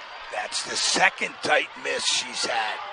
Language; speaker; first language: English; native; English